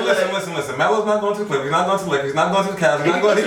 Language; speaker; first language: English; native; English